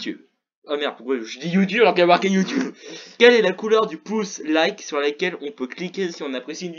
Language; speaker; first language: French; native; French